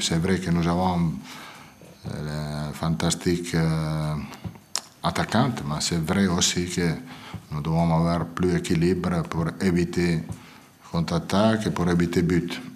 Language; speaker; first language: French; non-native, learner; Italian